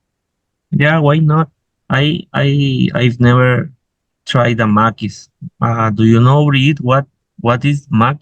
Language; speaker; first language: English; non-native, learner; Spanish